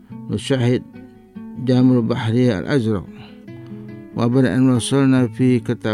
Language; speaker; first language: Arabic; non-native, fluent; Indonesian